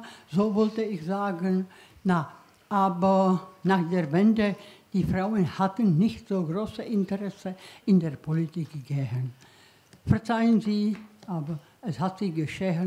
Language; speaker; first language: German; non-native, learner; Czech